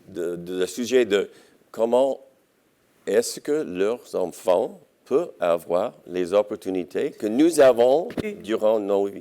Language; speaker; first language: French; non-native, local second language; English